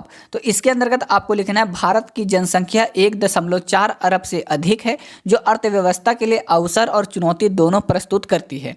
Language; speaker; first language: Hindi; native; Hindi